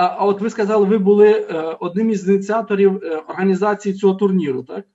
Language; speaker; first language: Ukrainian; native; Ukrainian